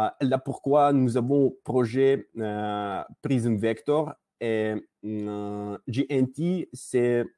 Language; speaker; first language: French; non-native, learner; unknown